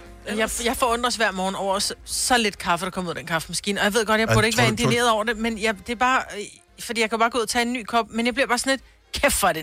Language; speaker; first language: Danish; native; Danish